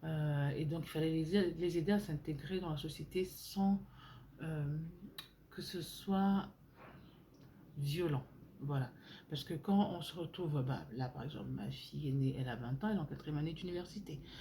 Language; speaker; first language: French; native; French